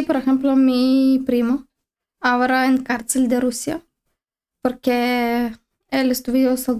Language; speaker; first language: Spanish; non-native, learner; Ukrainian